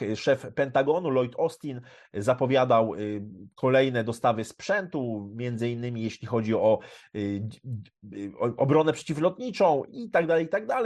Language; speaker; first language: Polish; native; Polish